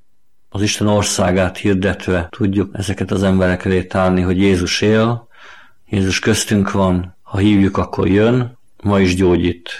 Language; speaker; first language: Hungarian; native; Hungarian